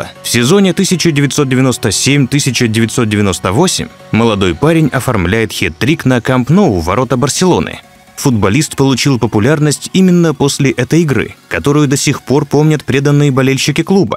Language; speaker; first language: Russian; native; Russian